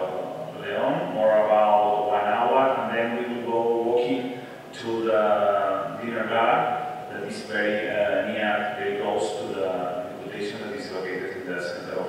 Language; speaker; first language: English; non-native, fluent; Spanish